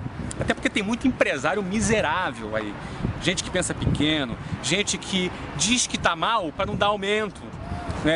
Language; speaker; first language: Portuguese; native; Portuguese